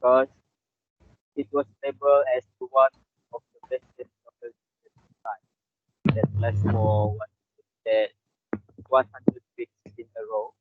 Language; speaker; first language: English; non-native, local second language; Malay